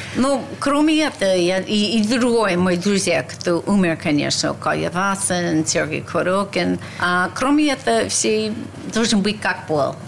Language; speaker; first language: Russian; non-native, learner; English